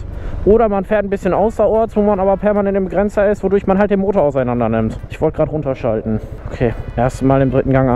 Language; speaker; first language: German; native; German